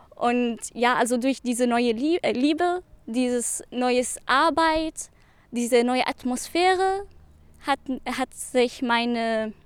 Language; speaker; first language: German; non-native, fluent; Arabic